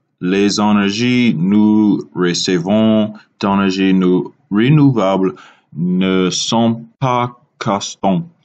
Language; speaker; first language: French; non-native, learner; English